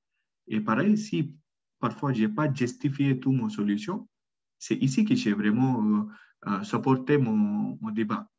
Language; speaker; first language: French; non-native, learner; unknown